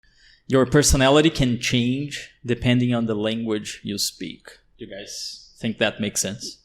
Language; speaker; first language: English; non-native, fluent; Portuguese